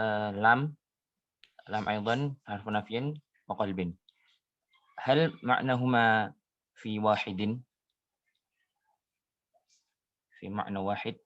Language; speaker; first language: Arabic; non-native, learner; Indonesian